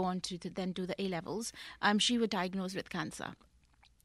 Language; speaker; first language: English; non-native, local second language; Punjabi